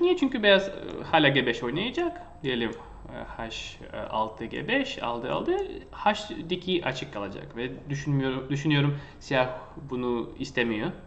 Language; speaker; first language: Turkish; non-native, fluent; Russian